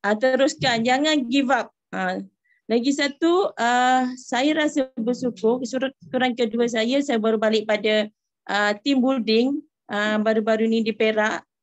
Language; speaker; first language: Malay; native; Malay